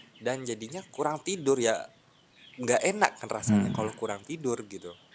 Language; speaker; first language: Indonesian; native; Indonesian